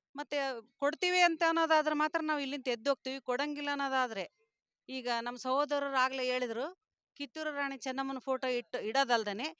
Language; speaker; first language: Kannada; native; Kannada